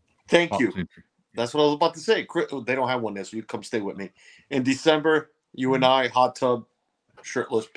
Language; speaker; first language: English; native; English